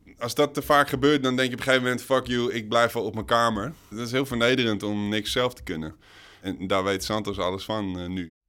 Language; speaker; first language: Dutch; native; Dutch